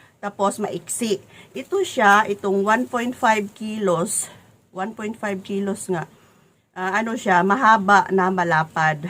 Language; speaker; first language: Filipino; non-native, local second language; Cebuano